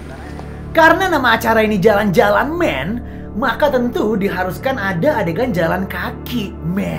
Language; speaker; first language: Indonesian; native; Indonesian